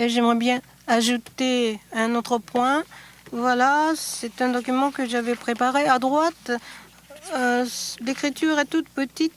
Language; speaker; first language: French; non-native, fluent; Japanese